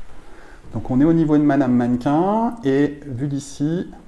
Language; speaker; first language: French; native; French